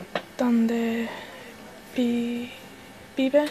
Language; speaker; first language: Spanish; non-native, learner; English